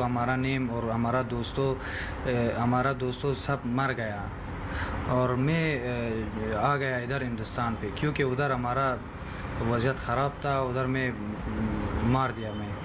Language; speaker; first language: Hindi; non-native, learner; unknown